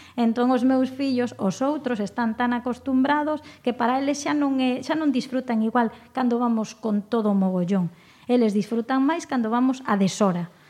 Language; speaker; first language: Galician; non-native, local second language; Spanish